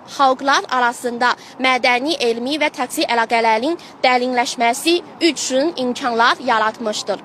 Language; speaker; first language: Azerbaijani; non-native, fluent; Chinese